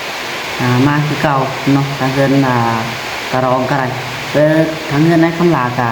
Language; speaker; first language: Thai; non-native, local second language; Lao